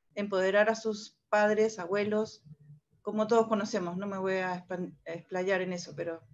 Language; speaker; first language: Spanish; native; Spanish